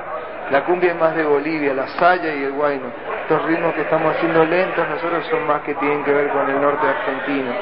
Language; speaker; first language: Spanish; native; Spanish